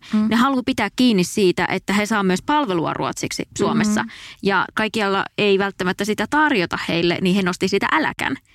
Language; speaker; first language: Finnish; native; Finnish